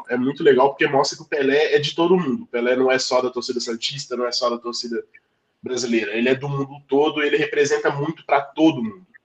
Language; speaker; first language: Portuguese; native; Portuguese